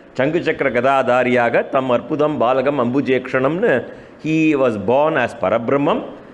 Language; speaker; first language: English; non-native, local second language; Tamil